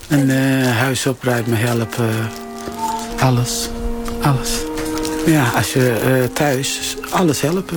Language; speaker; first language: Dutch; non-native, learner; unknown